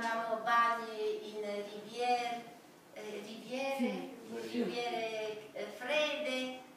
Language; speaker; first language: Italian; non-native, fluent; Romanian